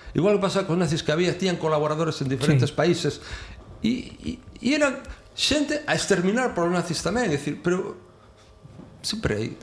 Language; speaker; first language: Galician; non-native, local second language; Spanish